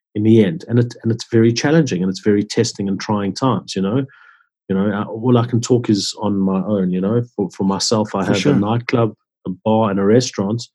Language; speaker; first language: English; native; English